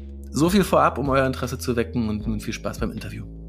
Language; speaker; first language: German; native; German